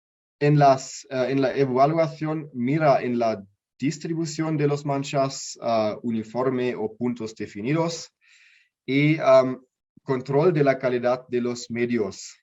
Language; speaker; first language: Spanish; non-native, learner; German